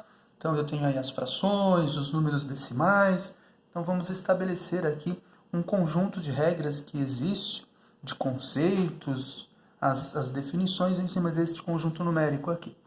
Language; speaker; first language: Portuguese; native; Portuguese